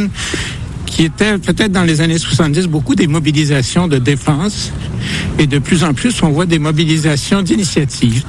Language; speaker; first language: French; native; French